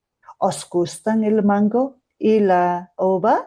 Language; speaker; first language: Spanish; non-native, fluent; Mongolian